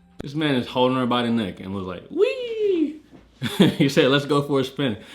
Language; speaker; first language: English; native; English